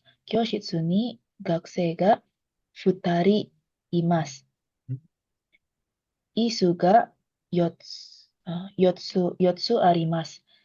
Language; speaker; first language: Japanese; non-native, learner; Indonesian